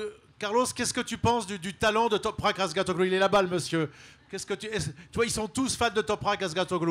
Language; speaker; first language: French; native; French